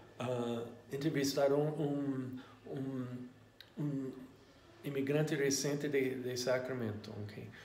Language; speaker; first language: Portuguese; non-native, learner; English